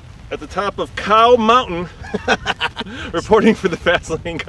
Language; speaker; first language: English; native; English